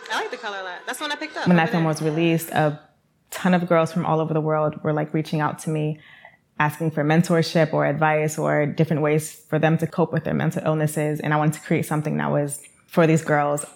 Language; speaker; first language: English; native; English